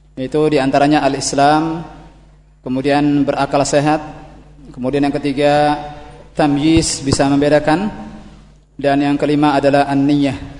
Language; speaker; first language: Indonesian; native; Indonesian